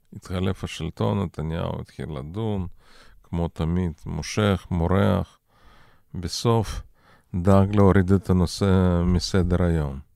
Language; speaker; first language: Hebrew; non-native, fluent; Russian